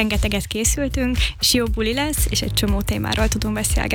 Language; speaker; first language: Hungarian; native; Hungarian